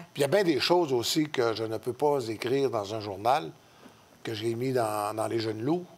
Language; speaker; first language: French; native; French